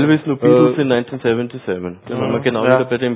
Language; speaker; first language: German; native; German